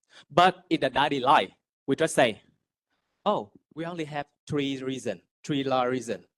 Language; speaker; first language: English; non-native, fluent; Vietnamese